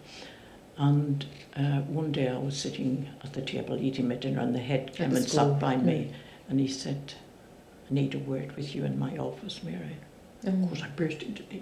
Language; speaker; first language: English; native; English